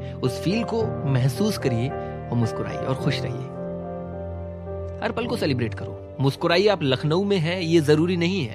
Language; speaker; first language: Hindi; native; Hindi